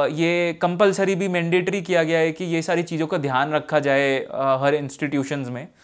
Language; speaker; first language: Hindi; native; Hindi